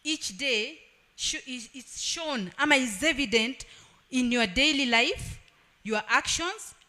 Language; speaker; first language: English; non-native, local second language; Swahili